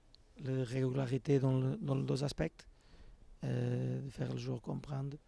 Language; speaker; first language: French; non-native, fluent; Portuguese